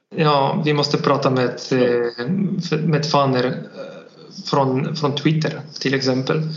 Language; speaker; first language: Swedish; non-native, learner; Polish